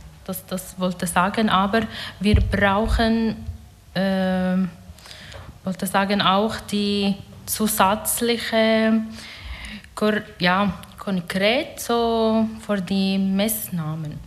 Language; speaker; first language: German; non-native, learner; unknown